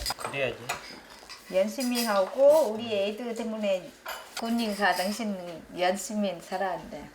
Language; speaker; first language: Korean; non-native, learner; Vietnamese